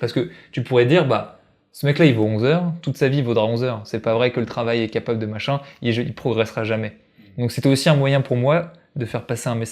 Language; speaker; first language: French; native; French